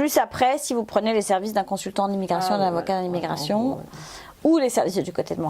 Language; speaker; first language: French; native; French